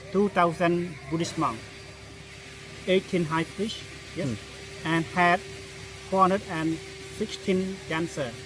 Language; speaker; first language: English; non-native, local second language; Khmer